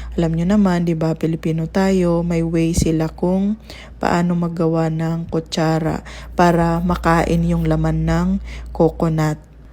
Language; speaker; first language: Filipino; non-native, local second language; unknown